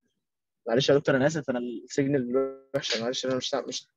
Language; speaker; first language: Arabic; native; Arabic